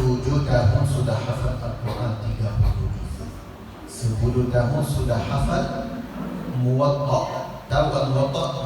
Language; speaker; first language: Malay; non-native, learner; Arabic